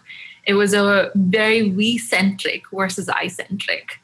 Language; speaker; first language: English; non-native, local second language; Tamil